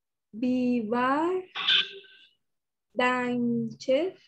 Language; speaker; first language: German; non-native, learner; Spanish